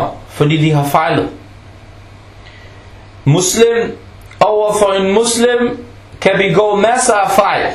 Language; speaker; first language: Danish; non-native, local second language; Arabic